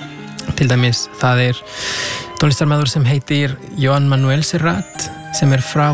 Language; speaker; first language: Icelandic; non-native, fluent; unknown